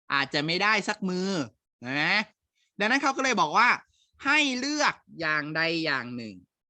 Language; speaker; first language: Thai; native; Thai